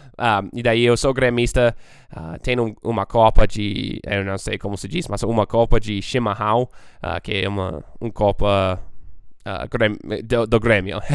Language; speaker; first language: Portuguese; non-native, fluent; English